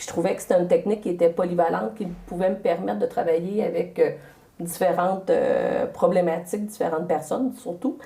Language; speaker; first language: French; native; French